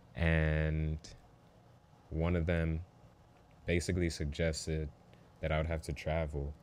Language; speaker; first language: English; native; English